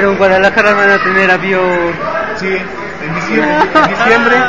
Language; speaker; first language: Spanish; native; Spanish